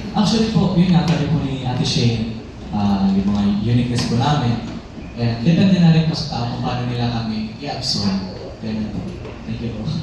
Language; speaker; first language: Filipino; native; Filipino